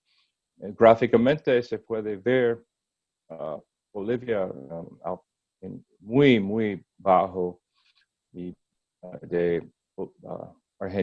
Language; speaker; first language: Spanish; non-native, learner; English